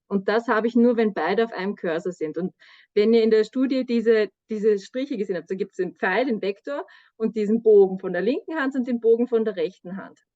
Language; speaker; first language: German; native; German